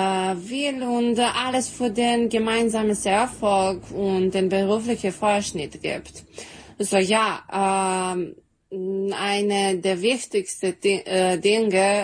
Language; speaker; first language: German; non-native, learner; Serbian